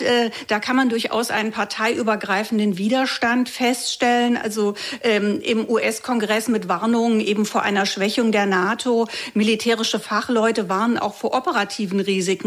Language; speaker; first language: German; native; German